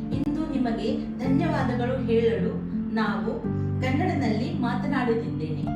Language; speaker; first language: Kannada; non-native, learner; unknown